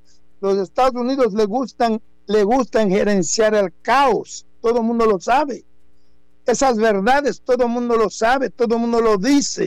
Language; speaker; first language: Spanish; non-native, fluent; Haitian Creole